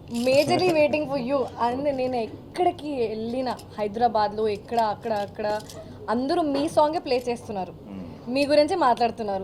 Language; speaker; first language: Telugu; non-native, fluent; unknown